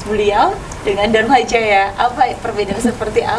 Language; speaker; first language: Indonesian; native; Indonesian